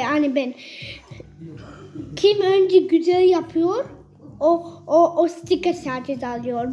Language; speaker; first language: Turkish; early bilingual, heritage; Turkish